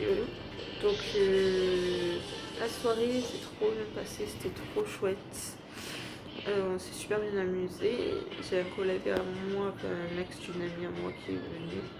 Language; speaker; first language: French; native; French